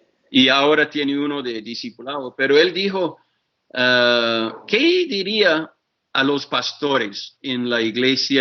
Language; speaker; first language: Spanish; non-native, fluent; English